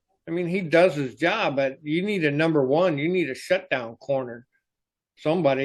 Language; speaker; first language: English; native; English